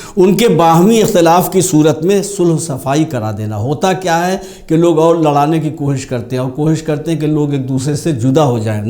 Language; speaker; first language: Urdu; native; Urdu